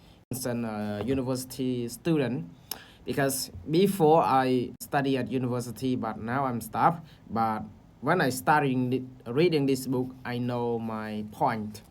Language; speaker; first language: English; non-native, learner; Khmer